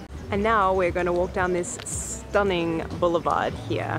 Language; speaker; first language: English; native; English